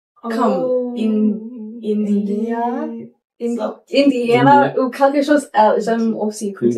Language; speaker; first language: French; non-native, learner; English